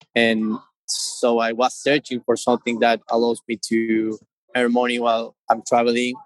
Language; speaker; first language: English; non-native, fluent; Spanish